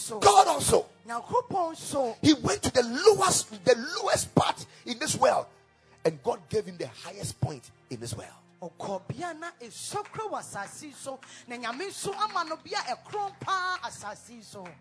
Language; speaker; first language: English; non-native, local second language; Akan